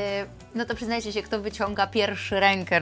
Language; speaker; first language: Polish; native; Polish